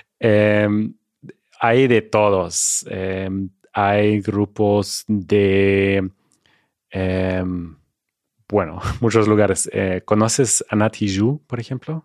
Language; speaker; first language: Spanish; non-native, fluent; German